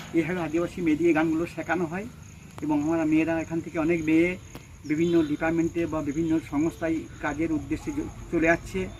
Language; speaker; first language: Bangla; non-native, local second language; Santali